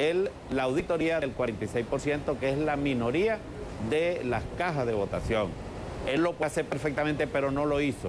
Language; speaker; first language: Spanish; native; Spanish